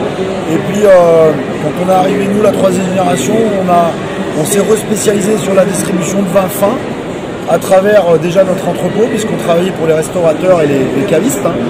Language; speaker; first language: French; native; French